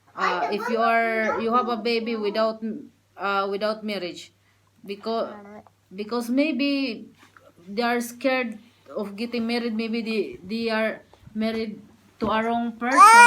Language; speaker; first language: English; non-native, learner; Filipino